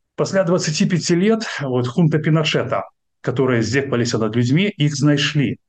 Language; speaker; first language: Russian; non-native, local second language; Belarusian